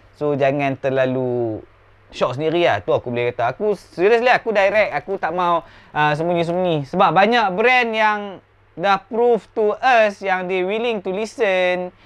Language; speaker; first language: Malay; native; Malay